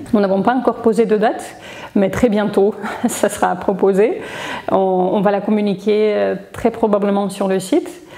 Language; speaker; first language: French; non-native, fluent; Russian